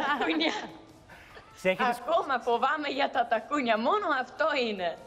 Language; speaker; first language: Greek; early bilingual, heritage; Greek